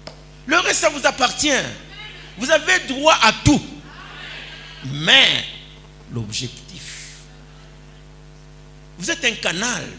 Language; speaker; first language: French; non-native, local second language; Lingala